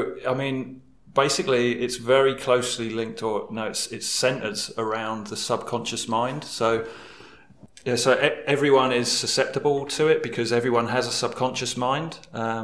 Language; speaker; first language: English; native; English